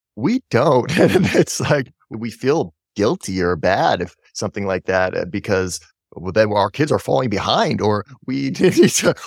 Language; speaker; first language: English; native; English